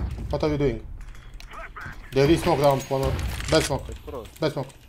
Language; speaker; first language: English; non-native, learner; Romanian